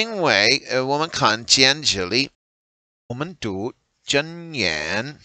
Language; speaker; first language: Chinese; non-native, learner; English